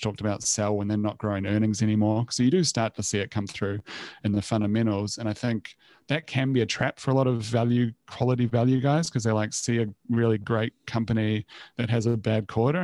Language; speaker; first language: English; native; English